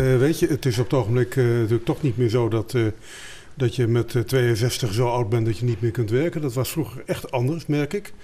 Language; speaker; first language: Dutch; native; Dutch